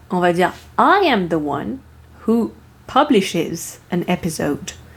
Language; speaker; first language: English; non-native, fluent; French